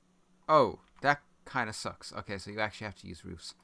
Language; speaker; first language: English; native; English